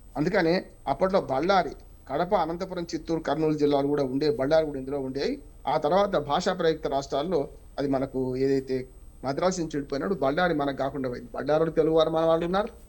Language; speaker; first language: Telugu; native; Telugu